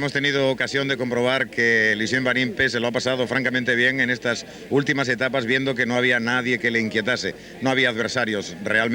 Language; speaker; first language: Spanish; native; Spanish